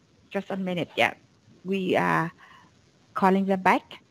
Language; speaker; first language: English; non-native, fluent; Vietnamese